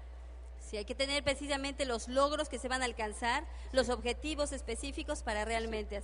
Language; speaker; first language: Spanish; native; Spanish